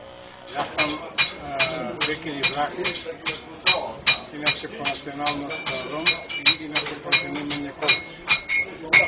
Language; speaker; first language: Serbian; non-native, local second language; Romany